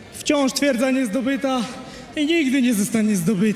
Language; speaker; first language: Polish; native; Polish